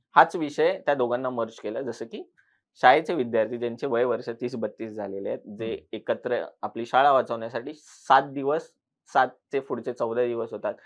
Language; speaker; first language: Marathi; native; Marathi